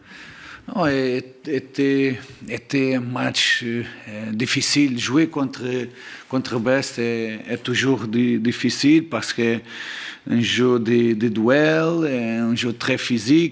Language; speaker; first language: French; non-native, learner; Portuguese